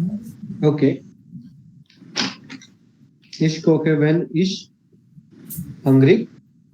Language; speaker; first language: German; non-native, learner; Hindi